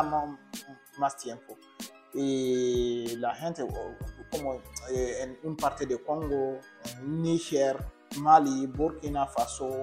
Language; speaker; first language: Spanish; non-native, learner; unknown